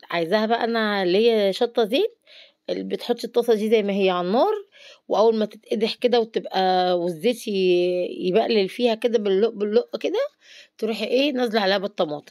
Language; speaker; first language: Arabic; native; Arabic